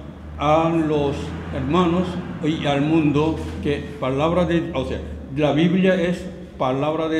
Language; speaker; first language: Spanish; non-native, learner; Korean